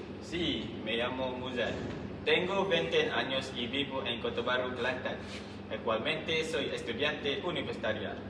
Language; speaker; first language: Spanish; non-native, learner; Malay